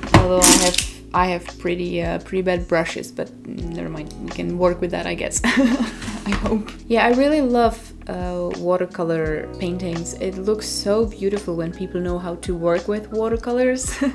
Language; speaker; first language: English; non-native, fluent; Czech